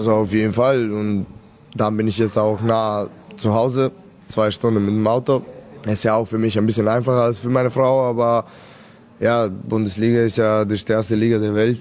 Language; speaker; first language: German; non-native, fluent; Serbian